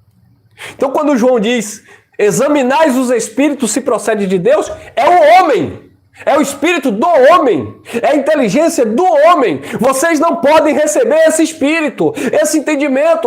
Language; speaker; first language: Portuguese; native; Portuguese